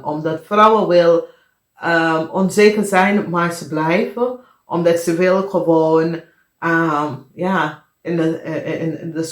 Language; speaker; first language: Dutch; non-native, fluent; English